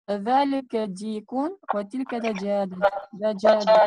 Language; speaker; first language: Arabic; non-native, learner; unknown